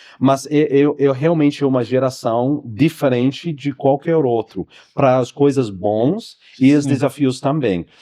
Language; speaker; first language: Portuguese; non-native, fluent; English